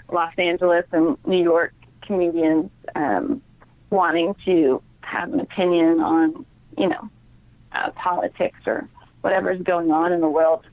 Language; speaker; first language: English; native; English